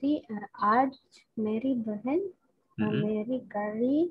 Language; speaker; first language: Hindi; non-native, learner; Indonesian